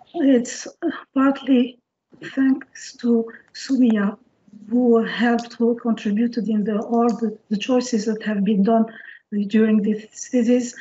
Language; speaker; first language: English; non-native, fluent; French